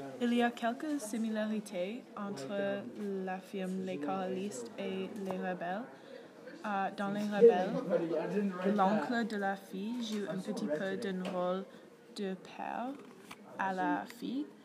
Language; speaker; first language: French; non-native, learner; English